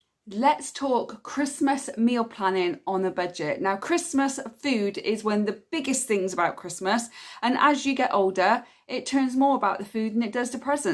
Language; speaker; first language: English; native; English